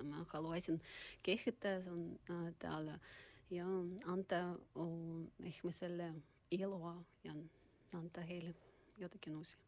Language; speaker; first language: Finnish; non-native, learner; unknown